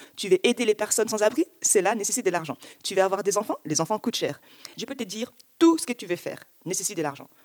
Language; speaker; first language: French; early bilingual, other home language; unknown